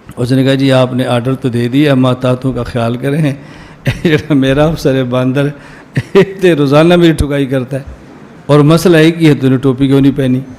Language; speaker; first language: Urdu; non-native, local second language; Punjabi